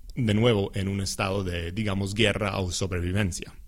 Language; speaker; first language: Spanish; non-native, fluent; English